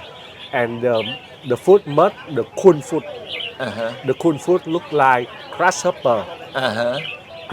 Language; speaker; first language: English; non-native, learner; Vietnamese